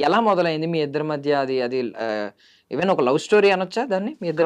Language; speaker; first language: Telugu; native; Telugu